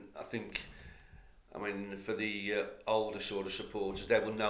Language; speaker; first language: English; native; English